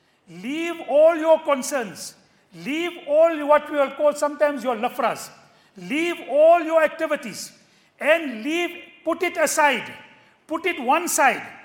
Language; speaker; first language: English; native; English